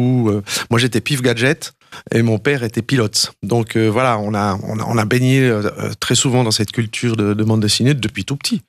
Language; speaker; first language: French; native; French